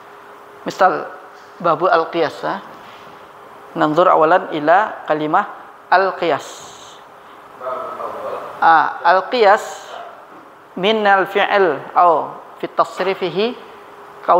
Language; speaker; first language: Arabic; non-native, learner; Malay